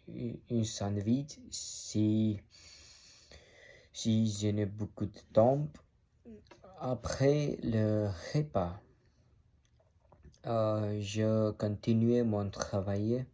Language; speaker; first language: French; non-native, learner; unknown